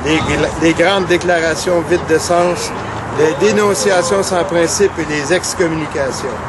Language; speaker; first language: French; native; French